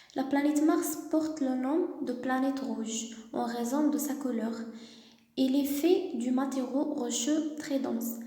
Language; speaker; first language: French; non-native, local second language; Arabic